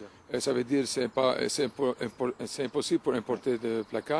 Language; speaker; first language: French; non-native, learner; Arabic